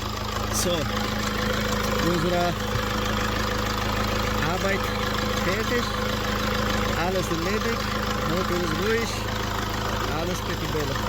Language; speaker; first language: German; non-native, learner; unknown